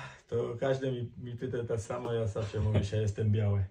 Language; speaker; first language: Polish; non-native, learner; Spanish